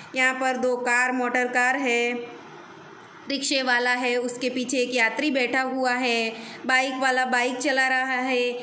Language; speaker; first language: Hindi; non-native, local second language; Gujarati